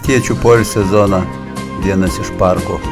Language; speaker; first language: Lithuanian; native; Lithuanian